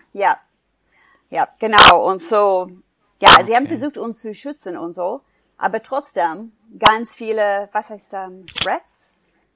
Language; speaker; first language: German; non-native, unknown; English